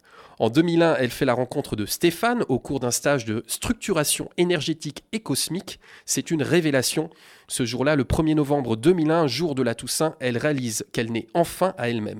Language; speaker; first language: French; native; French